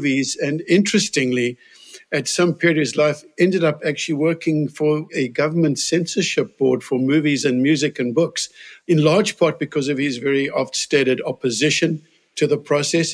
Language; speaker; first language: English; native; English